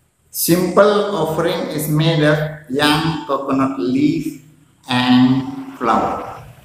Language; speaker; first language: English; non-native, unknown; Balinese